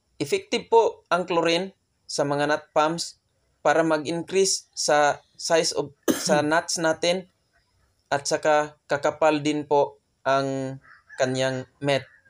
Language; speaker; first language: Filipino; non-native, local second language; Cebuano